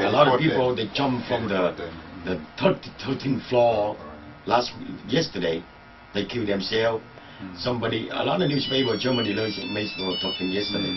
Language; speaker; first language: English; non-native, learner; Vietnamese